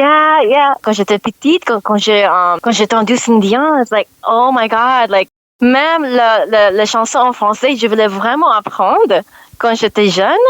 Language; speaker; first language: French; non-native, learner; English